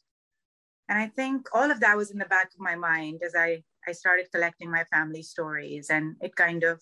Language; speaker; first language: English; non-native, local second language; Urdu